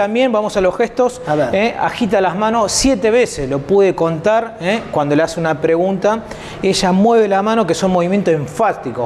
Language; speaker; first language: Spanish; native; Spanish